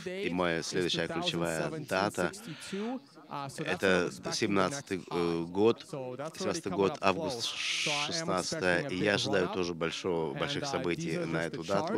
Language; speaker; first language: Russian; native; Russian